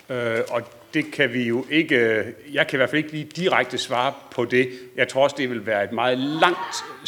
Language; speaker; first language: Danish; native; Danish